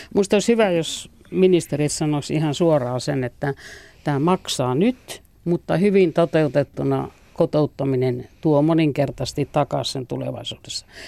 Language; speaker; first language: Finnish; native; Finnish